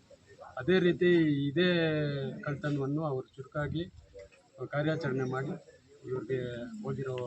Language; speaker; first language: Kannada; native; Kannada